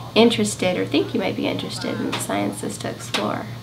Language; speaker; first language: English; native; English